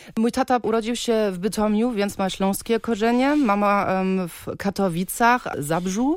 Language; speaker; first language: Polish; early bilingual, heritage; Polish